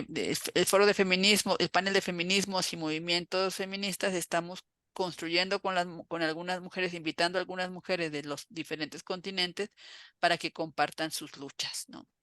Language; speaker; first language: Spanish; native; Spanish